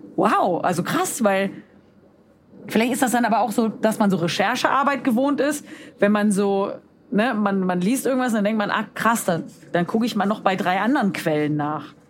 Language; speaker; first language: German; native; German